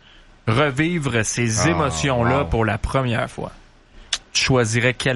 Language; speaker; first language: French; native; French